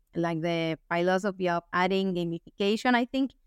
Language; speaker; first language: English; non-native, fluent; Spanish